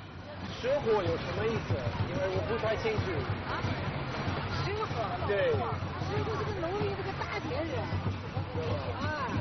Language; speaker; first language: Chinese; non-native, learner; English